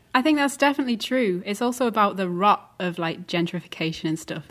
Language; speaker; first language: English; native; English